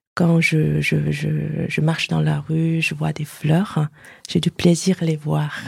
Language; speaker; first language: French; non-native, fluent; Chinese